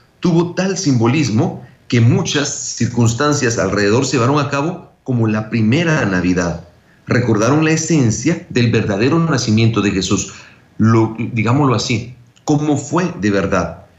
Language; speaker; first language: Spanish; native; Spanish